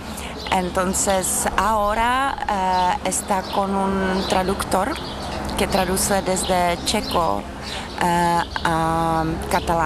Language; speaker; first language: Spanish; non-native, fluent; Czech